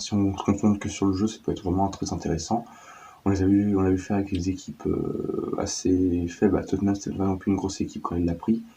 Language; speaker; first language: French; native; French